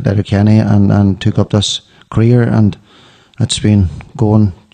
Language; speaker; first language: English; native; English